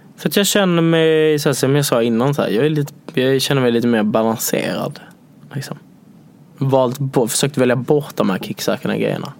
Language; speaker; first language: Swedish; native; Swedish